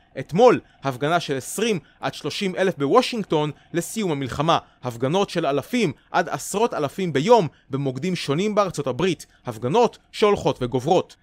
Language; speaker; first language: Hebrew; native; Hebrew